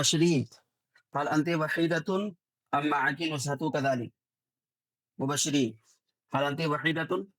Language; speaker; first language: Arabic; non-native, fluent; Urdu